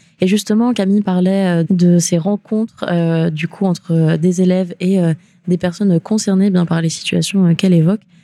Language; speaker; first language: French; native; French